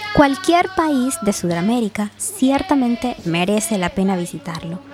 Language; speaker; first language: Spanish; non-native, local second language; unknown